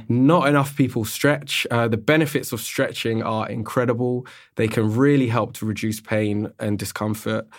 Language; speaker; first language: English; native; English